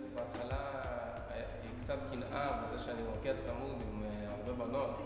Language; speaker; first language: Hebrew; early bilingual, other home language; Russian